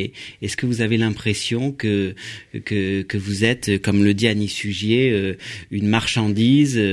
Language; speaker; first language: French; native; French